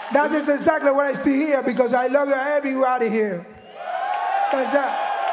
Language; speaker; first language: English; non-native, learner; Spanish